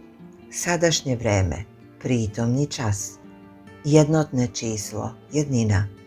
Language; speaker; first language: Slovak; non-native, fluent; Serbian